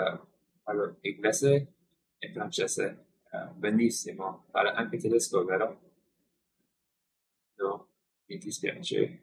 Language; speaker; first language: Italian; non-native, learner; English